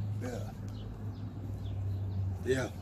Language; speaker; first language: English; native; English